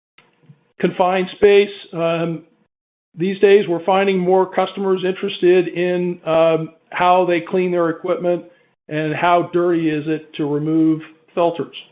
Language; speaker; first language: English; native; English